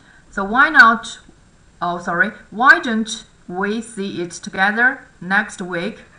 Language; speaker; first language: English; non-native, fluent; Chinese